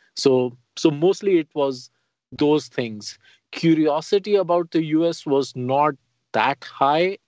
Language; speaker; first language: English; non-native, local second language; Hindi